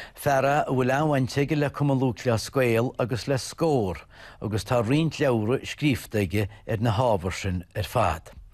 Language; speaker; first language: Irish; native; Irish